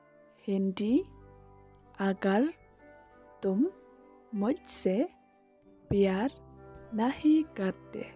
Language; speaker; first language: Hindi; non-native, local second language; Khasi